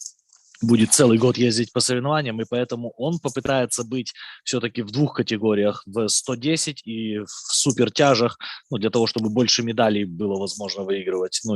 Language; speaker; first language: Russian; native; Russian